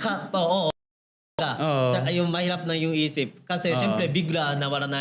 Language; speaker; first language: Filipino; non-native, learner; Japanese